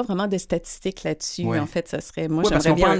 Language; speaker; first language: French; native; French